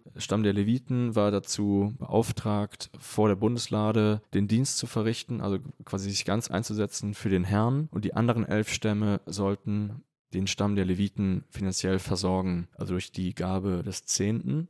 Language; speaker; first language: German; native; German